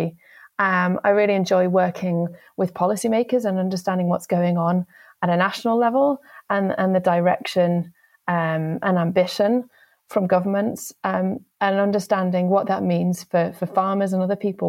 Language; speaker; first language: English; native; English